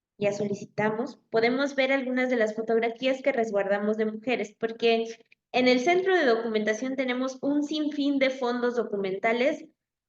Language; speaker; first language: Spanish; native; Spanish